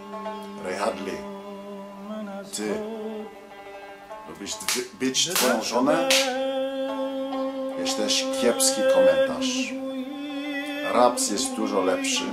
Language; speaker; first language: Polish; early bilingual, heritage; English